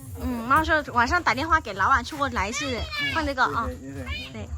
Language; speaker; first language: Chinese; non-native, learner; Vietnamese